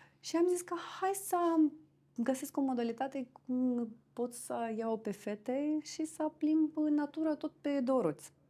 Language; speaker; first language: Romanian; non-native, fluent; Russian